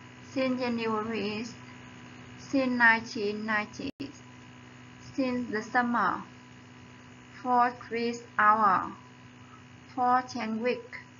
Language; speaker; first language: English; non-native, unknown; Vietnamese